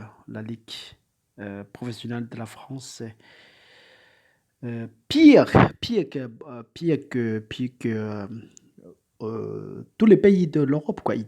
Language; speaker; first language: French; non-native, learner; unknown